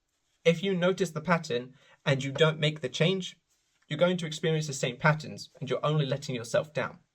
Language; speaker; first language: English; native; English